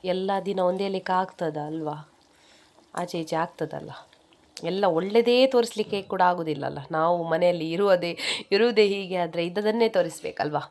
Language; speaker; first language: Kannada; non-native, local second language; Konkani